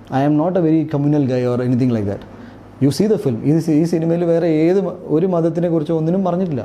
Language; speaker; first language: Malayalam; early bilingual, heritage; Malayalam